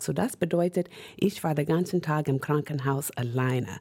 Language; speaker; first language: German; non-native, fluent; English